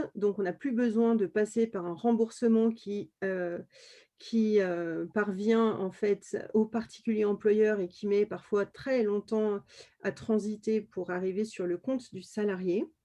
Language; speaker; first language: French; native; French